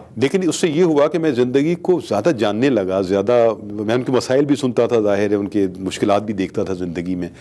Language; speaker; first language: Urdu; native; Urdu